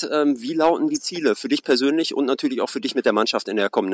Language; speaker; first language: German; native; German